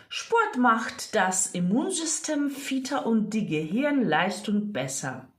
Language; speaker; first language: German; non-native, fluent; Ukrainian